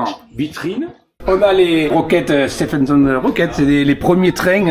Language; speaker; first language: French; native; French